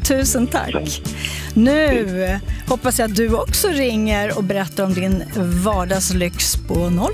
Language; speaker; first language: Swedish; native; Swedish